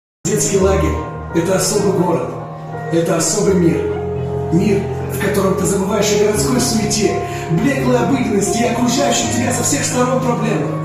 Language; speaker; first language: Russian; native; Russian